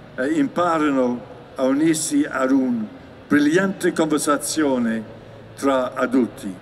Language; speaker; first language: Italian; non-native, learner; English